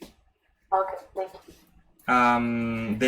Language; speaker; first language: English; non-native, learner; Spanish